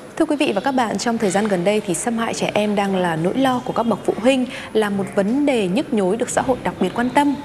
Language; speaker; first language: Vietnamese; native; Vietnamese